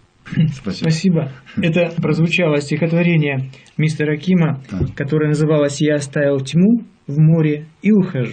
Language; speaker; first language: Russian; native; Russian